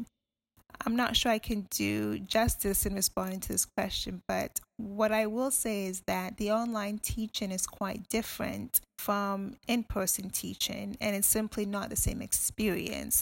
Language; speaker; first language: English; non-native, local second language; Akan